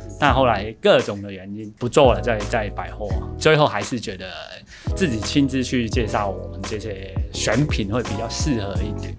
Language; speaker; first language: Chinese; non-native, local second language; Cantonese